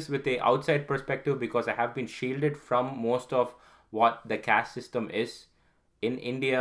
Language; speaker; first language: English; non-native, local second language; Tamil